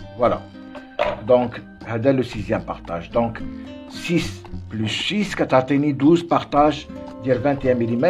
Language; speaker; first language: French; non-native, local second language; Arabic